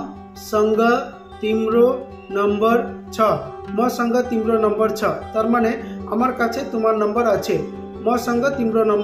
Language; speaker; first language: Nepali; non-native, fluent; Bangla